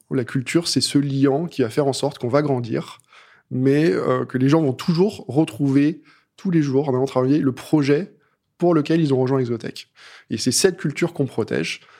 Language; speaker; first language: French; native; French